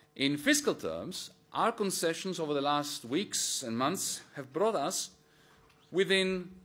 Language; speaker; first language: English; non-native, fluent; Greek